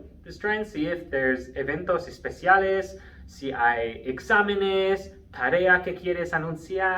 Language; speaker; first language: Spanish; non-native, fluent; English